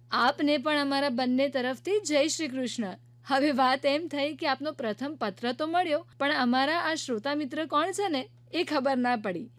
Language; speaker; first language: Gujarati; native; Gujarati